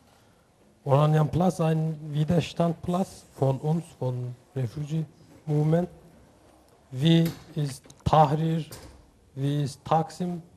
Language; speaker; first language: German; non-native, learner; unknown